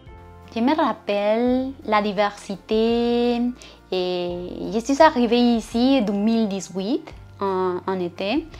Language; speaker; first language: French; non-native, learner; Spanish